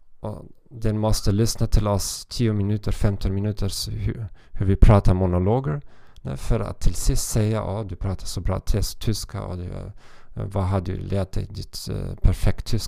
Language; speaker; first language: Swedish; non-native, learner; German